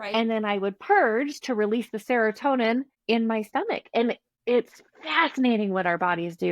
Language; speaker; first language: English; native; English